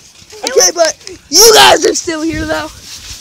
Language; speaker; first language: English; native; English